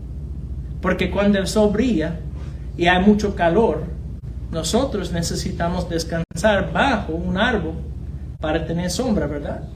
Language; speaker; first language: Spanish; non-native, fluent; English